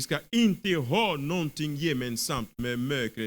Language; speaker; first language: Swedish; non-native, fluent; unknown